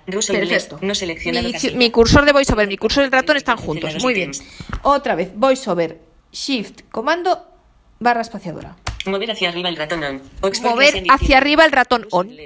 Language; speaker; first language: Spanish; native; Spanish